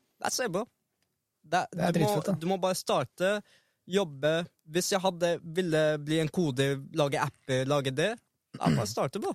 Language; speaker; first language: Norwegian; early bilingual, other home language; Arabic